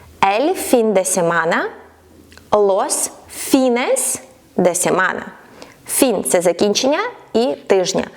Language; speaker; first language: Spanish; non-native, fluent; Ukrainian